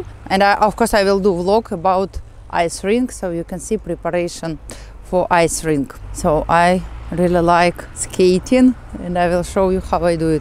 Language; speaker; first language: English; non-native, fluent; Russian